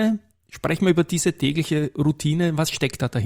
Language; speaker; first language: German; native; German